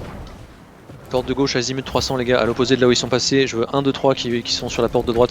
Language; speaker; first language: French; native; French